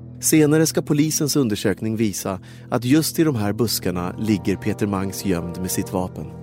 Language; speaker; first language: Swedish; native; Swedish